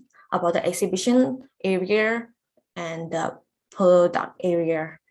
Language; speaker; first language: English; non-native, learner; Lao